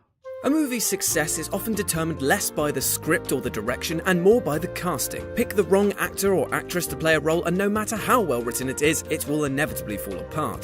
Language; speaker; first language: English; native; English